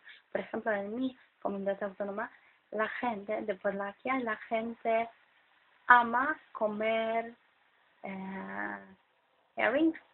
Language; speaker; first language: Spanish; non-native, fluent; Polish